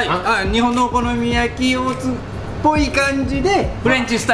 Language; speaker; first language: Japanese; native; Japanese